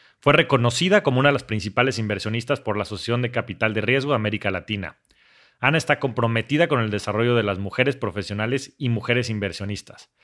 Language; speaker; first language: Spanish; native; Spanish